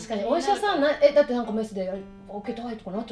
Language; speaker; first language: Japanese; native; Japanese